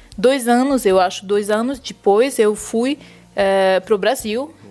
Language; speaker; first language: Portuguese; non-native, fluent; Russian